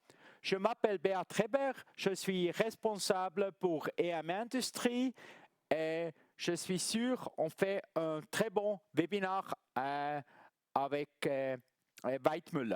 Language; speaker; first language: French; non-native, local second language; German